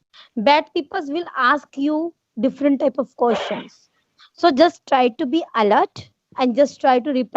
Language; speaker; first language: English; non-native, learner; Hindi